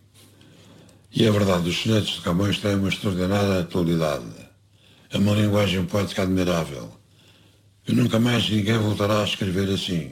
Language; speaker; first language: Portuguese; native; Portuguese